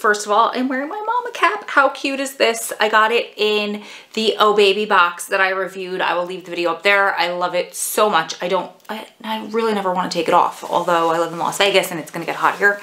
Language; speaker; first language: English; native; English